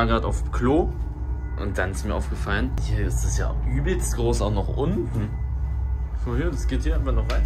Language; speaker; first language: German; native; German